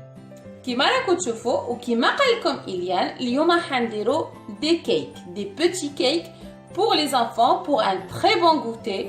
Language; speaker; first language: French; non-native, local second language; Arabic